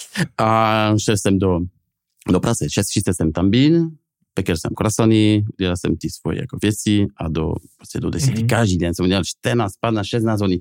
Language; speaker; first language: Czech; non-native, fluent; French